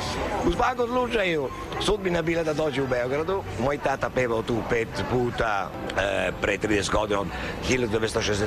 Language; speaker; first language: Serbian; non-native, learner; Italian